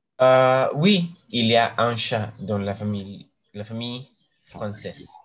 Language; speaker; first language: French; non-native, learner; English